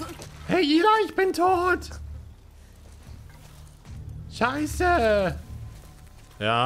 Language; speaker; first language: German; native; German